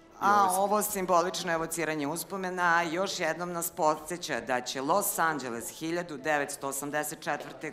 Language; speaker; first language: Serbian; native; Serbian